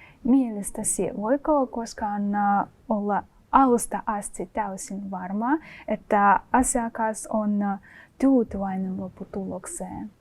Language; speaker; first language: Finnish; non-native, fluent; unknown